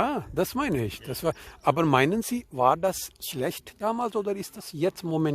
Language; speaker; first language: German; non-native, learner; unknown